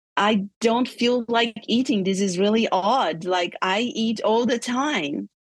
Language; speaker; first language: English; non-native, fluent; Portuguese